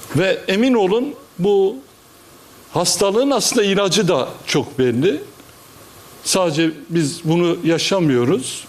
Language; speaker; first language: Turkish; non-native, local second language; Kurdish